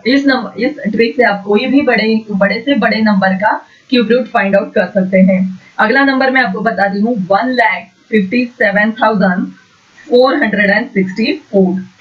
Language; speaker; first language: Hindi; non-native, local second language; Marathi